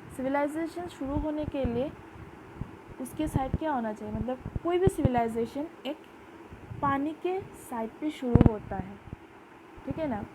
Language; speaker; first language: Hindi; non-native, local second language; Bangla